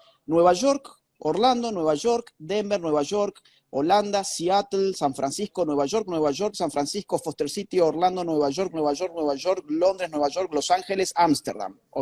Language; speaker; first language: Spanish; native; Spanish